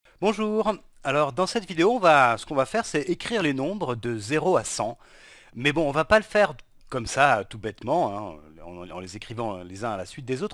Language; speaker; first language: French; native; French